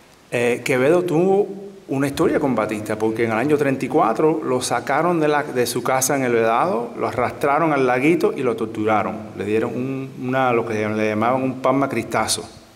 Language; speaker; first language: Spanish; early bilingual, heritage; Spanish